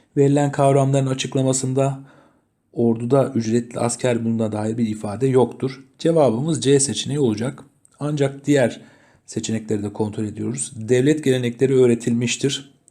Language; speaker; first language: Turkish; native; Turkish